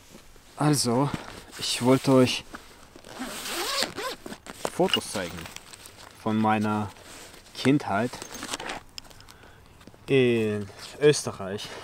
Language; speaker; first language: German; early bilingual, other home language; Chechen